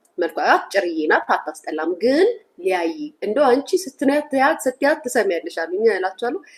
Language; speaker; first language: Amharic; native; Amharic